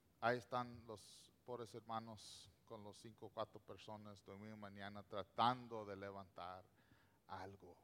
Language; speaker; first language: Spanish; non-native, local second language; English